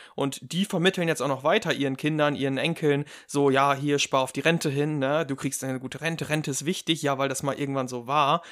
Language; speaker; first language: German; native; German